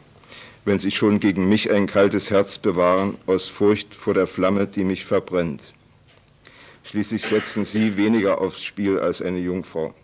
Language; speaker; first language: German; native; German